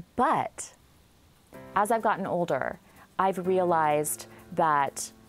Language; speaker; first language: English; native; English